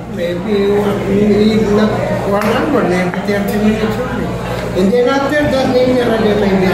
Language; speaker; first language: English; non-native, learner; Filipino